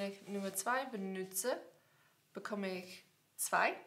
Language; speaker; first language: German; non-native, learner; English